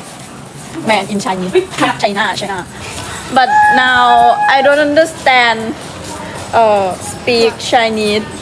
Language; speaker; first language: English; non-native, learner; Thai